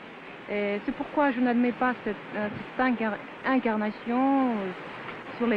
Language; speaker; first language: French; non-native, fluent; Russian